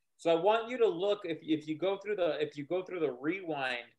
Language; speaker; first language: English; native; English